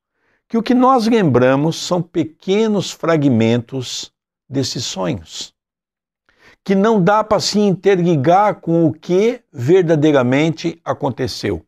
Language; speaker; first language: Portuguese; native; Portuguese